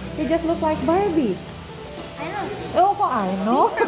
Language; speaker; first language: English; non-native, fluent; Indonesian